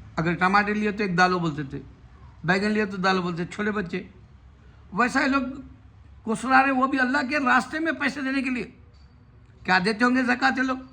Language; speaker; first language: Urdu; native; Urdu